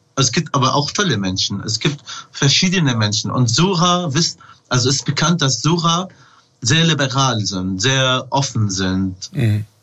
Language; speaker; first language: German; non-native, fluent; Arabic